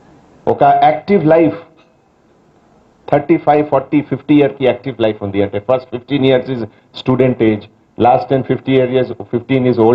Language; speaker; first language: Telugu; non-native, fluent; Hindi